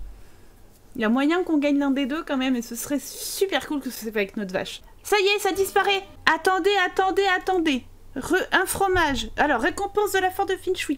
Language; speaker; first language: French; native; French